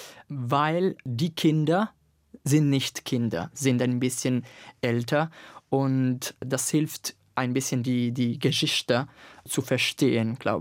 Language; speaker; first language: German; non-native, learner; Italian